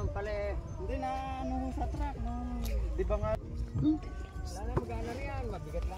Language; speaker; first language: Filipino; native; Filipino